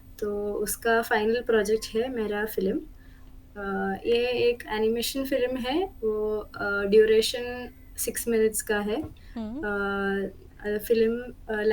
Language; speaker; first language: Hindi; non-native, local second language; Malayalam